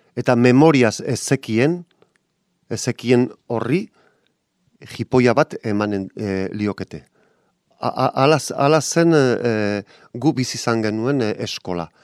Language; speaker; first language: Basque; non-native, local second language; Spanish